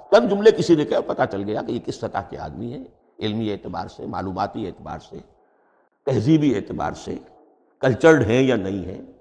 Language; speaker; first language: Urdu; native; Urdu